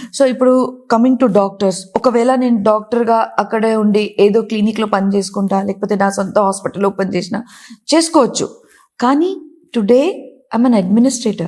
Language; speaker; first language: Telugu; non-native, local second language; Kannada